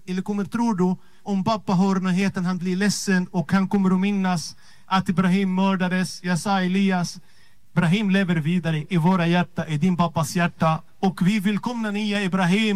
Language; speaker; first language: Swedish; non-native, fluent; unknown